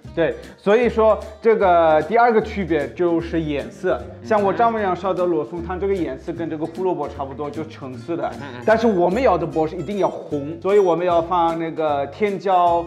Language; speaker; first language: Chinese; non-native, fluent; German